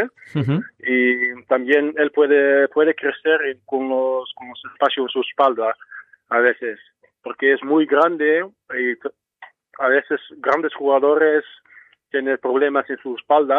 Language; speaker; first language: Spanish; non-native, fluent; Dutch